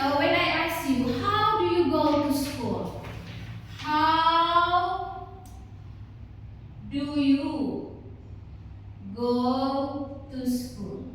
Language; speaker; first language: English; non-native, learner; Indonesian